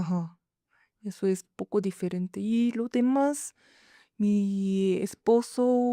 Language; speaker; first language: Spanish; non-native, fluent; Korean